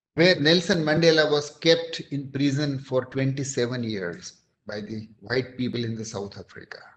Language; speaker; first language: English; non-native, local second language; Marathi